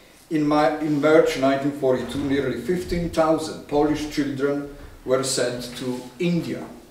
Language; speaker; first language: English; non-native, fluent; Polish